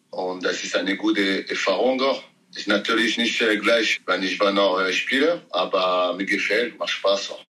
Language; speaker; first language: German; non-native, learner; French